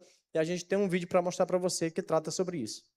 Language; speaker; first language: Portuguese; native; Portuguese